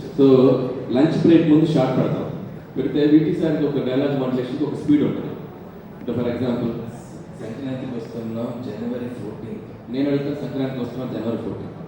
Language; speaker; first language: Telugu; native; Telugu